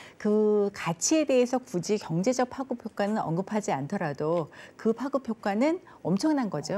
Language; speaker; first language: Korean; native; Korean